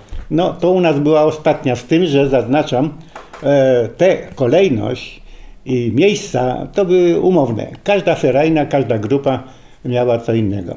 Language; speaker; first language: Polish; native; Polish